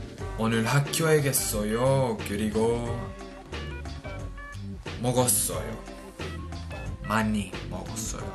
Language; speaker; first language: Korean; non-native, learner; French